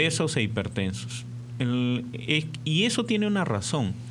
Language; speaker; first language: Spanish; native; Spanish